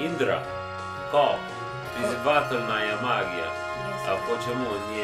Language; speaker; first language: Russian; non-native, learner; English